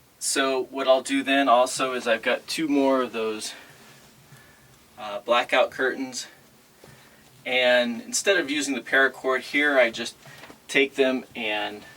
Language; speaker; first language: English; native; English